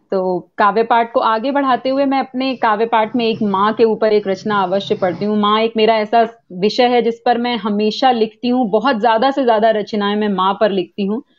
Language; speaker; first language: Hindi; native; Hindi